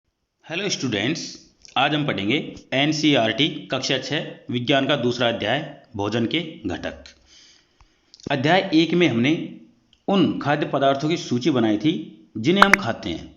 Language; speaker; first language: Hindi; native; Hindi